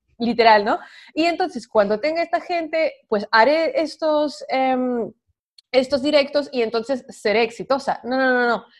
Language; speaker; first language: Spanish; non-native, fluent; French